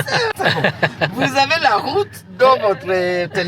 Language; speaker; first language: French; non-native, learner; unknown